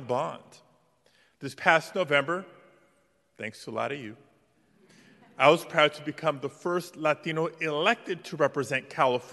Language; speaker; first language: English; native; English